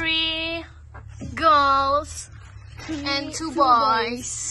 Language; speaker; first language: English; non-native, learner; Malay